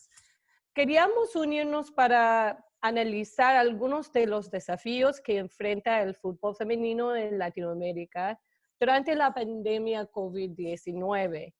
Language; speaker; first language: Spanish; non-native, fluent; English